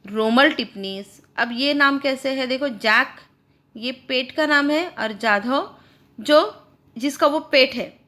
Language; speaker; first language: Hindi; non-native, local second language; Marathi